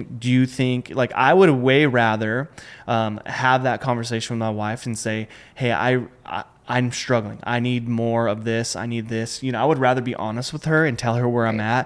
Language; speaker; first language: English; native; English